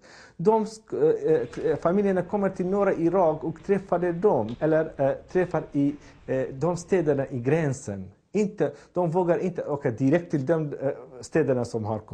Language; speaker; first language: Swedish; non-native, learner; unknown